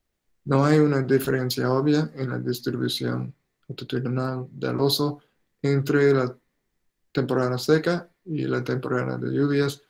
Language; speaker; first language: Spanish; non-native, fluent; English